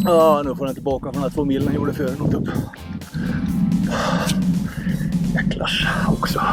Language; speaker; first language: Swedish; native; Swedish